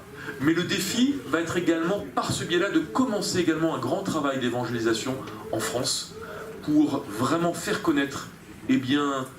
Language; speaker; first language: French; native; French